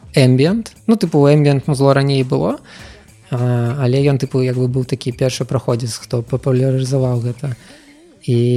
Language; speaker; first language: Belarusian; non-native, local second language; Russian